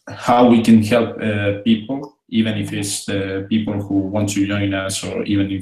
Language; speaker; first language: English; non-native, fluent; Spanish